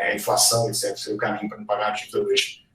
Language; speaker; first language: Portuguese; native; Portuguese